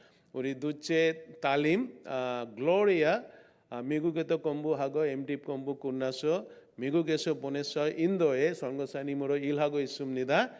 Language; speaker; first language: Korean; non-native, learner; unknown